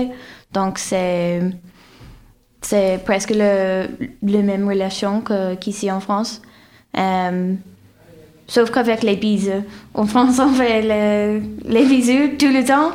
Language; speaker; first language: French; non-native, fluent; English